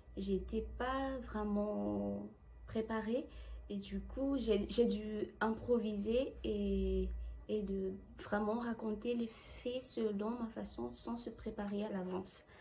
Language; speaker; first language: French; non-native, local second language; Malagasy